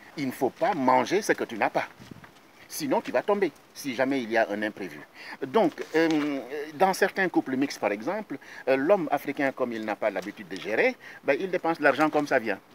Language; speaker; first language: French; non-native, local second language; Wolof